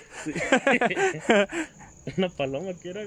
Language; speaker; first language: Spanish; native; Spanish